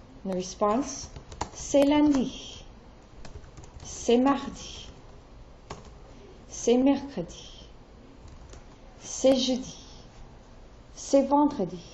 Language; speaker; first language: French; non-native, fluent; English